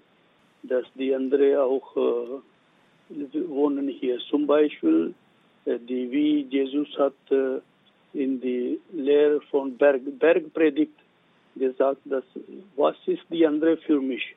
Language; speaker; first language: German; non-native, learner; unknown